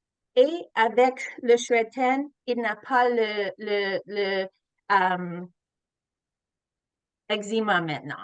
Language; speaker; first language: French; non-native, learner; English